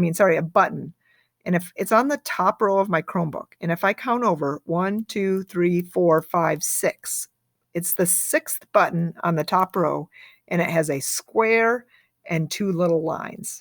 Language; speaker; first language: English; native; English